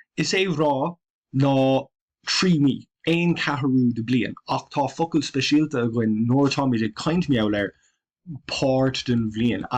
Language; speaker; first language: Irish; non-native, local second language; English